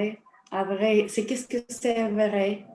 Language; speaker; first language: French; non-native, learner; Russian